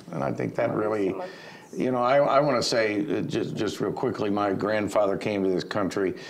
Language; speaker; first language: English; native; English